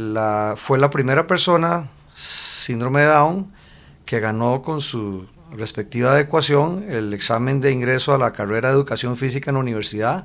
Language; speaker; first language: Spanish; native; Spanish